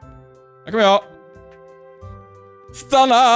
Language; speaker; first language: Swedish; native; Swedish